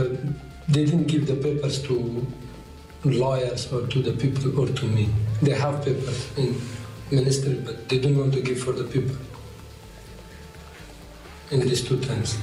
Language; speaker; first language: English; non-native, learner; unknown